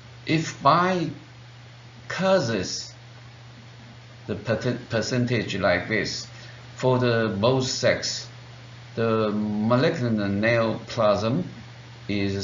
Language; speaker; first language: English; non-native, fluent; Chinese